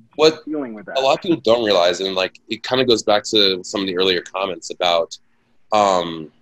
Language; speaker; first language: English; native; English